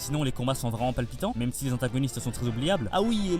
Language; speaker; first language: French; native; French